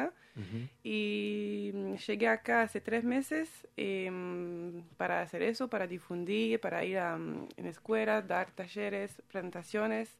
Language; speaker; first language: Spanish; non-native, fluent; French